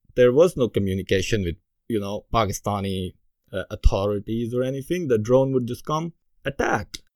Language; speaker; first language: English; non-native, local second language; Urdu